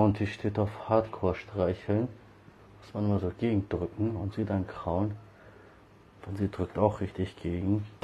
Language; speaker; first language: German; early bilingual, other home language; Turkish